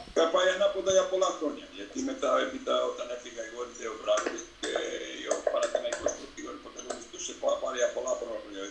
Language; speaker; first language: Greek; non-native, fluent; Serbian